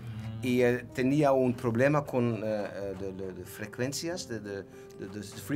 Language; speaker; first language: Spanish; non-native, learner; Dutch